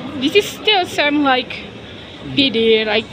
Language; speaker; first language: English; non-native, learner; Indonesian